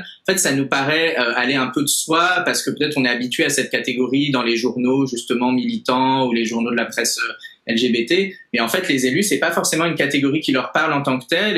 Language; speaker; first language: French; native; French